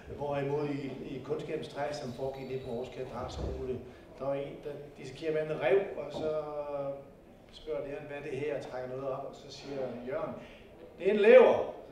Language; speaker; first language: Danish; native; Danish